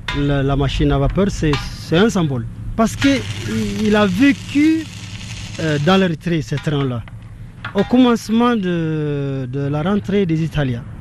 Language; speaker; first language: French; non-native, fluent; Tigrinya